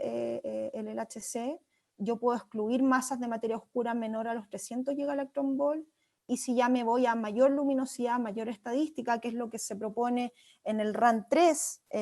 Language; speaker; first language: Spanish; native; Spanish